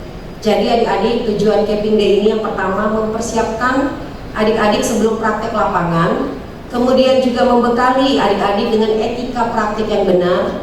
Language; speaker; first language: Indonesian; native; Indonesian